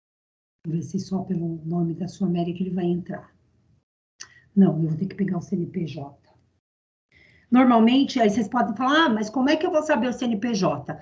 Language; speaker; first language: Portuguese; native; Portuguese